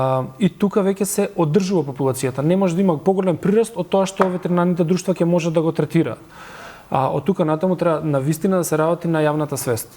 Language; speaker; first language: Macedonian; native; Macedonian